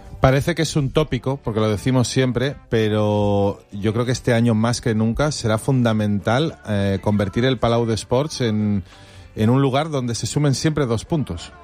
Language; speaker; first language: Spanish; native; Spanish